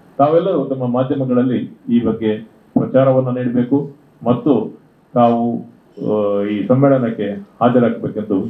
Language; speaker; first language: Kannada; non-native, local second language; Konkani